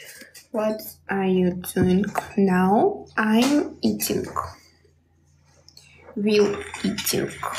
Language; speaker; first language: English; non-native, learner; Russian